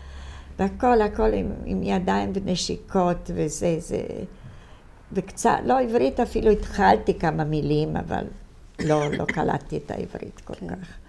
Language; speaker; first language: Hebrew; non-native, fluent; Italian